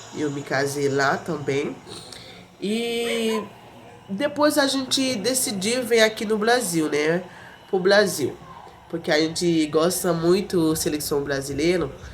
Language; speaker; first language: Portuguese; non-native, fluent; Haitian Creole